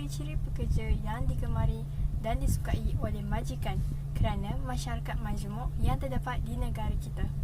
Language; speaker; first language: Malay; native; Malay